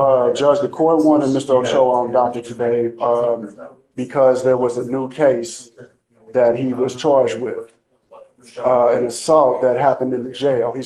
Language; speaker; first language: English; native; English